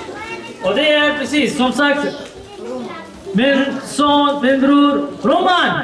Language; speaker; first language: Swedish; non-native, learner; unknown